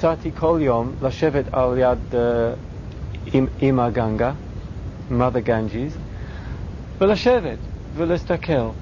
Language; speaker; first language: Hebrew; non-native, fluent; English